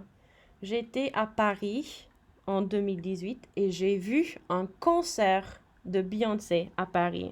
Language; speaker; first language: French; non-native, fluent; English